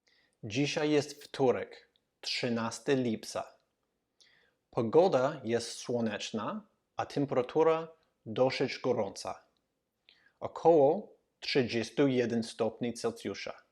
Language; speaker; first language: Polish; non-native, learner; English